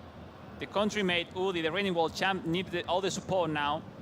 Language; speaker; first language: English; non-native, fluent; Spanish